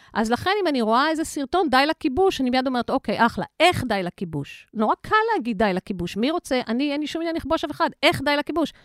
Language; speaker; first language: Hebrew; native; Hebrew